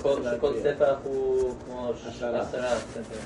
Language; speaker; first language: Hebrew; non-native, fluent; English